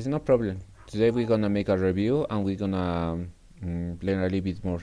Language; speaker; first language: English; non-native, fluent; Spanish